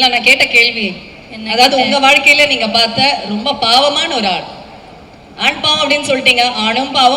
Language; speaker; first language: Tamil; native; Tamil